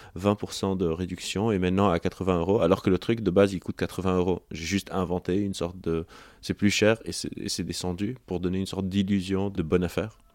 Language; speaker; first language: French; non-native, local second language; Arabic